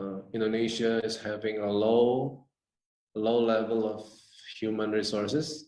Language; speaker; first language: English; non-native, fluent; Indonesian